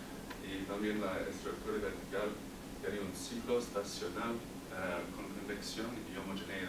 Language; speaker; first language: Spanish; non-native, learner; English